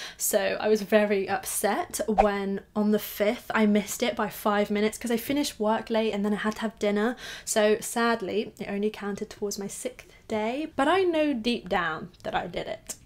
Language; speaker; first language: English; native; English